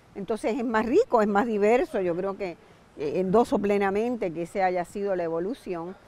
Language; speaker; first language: Spanish; native; Spanish